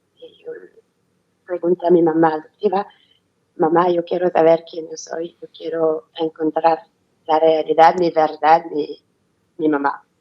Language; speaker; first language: Spanish; non-native, learner; French